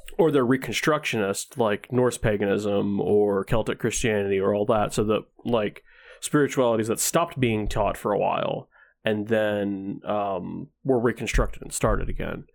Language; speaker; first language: English; early bilingual, other home language; Danish